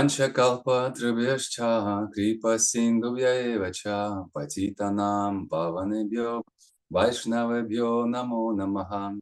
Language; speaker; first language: Russian; native; Russian